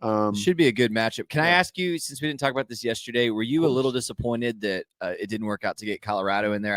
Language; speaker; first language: English; native; English